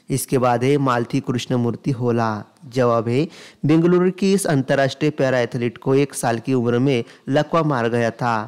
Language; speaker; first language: Hindi; non-native, local second language; Marathi